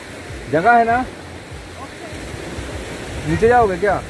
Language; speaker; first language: Hindi; non-native, local second language; Bangla